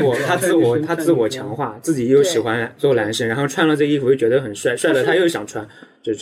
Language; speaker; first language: Chinese; native; Chinese